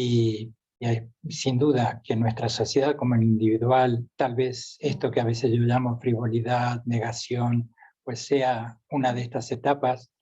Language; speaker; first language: Spanish; native; Spanish